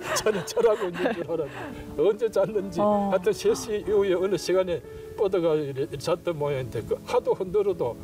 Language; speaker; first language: Korean; native; Korean